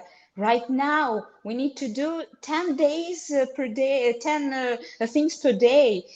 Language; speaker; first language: English; non-native, fluent; Russian